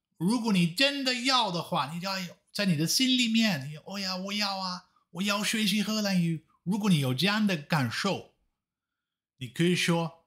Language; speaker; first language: Chinese; non-native, fluent; Dutch